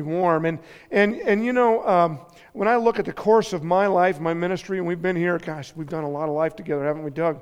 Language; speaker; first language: English; native; English